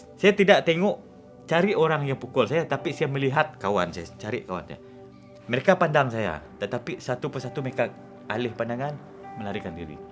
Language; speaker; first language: Malay; non-native, local second language; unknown